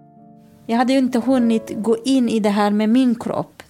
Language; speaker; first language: Swedish; non-native, fluent; Kurdish